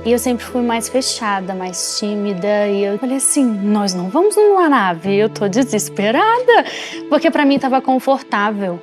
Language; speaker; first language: Portuguese; native; Portuguese